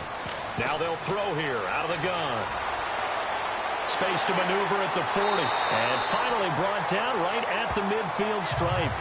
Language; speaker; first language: English; native; English